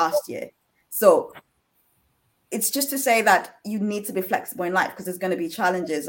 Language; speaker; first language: English; non-native, local second language; Ganda